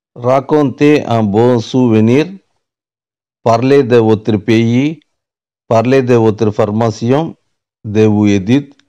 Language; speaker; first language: French; non-native, learner; Tamil